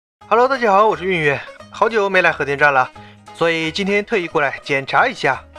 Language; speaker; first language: Chinese; native; Chinese